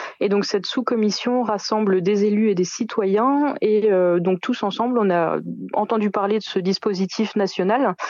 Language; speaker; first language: French; native; French